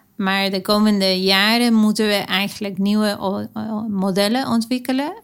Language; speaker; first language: Dutch; non-native, fluent; Spanish